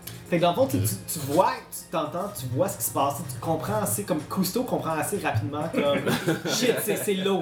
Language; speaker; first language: French; native; French